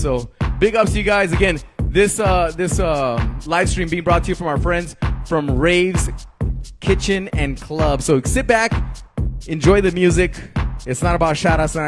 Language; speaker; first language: English; early bilingual, other home language; Spanish